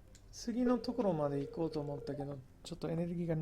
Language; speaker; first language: Japanese; non-native, fluent; English